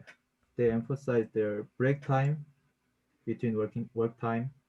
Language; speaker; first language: English; non-native, learner; Korean